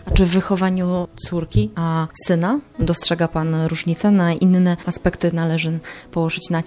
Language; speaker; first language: Polish; native; Polish